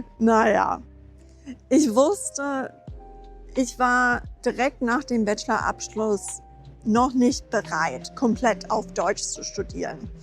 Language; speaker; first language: German; non-native, fluent; English